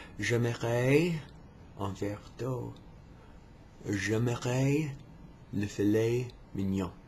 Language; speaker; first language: French; non-native, learner; English